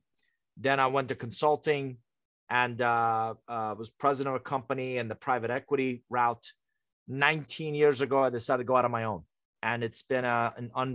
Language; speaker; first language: English; early bilingual, other home language; Persian